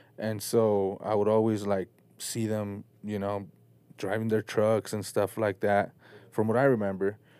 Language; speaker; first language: English; early bilingual, other home language; Spanish